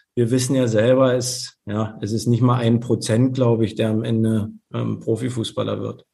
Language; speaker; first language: German; native; German